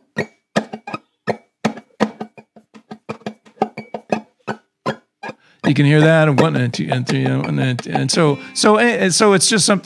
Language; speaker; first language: English; native; English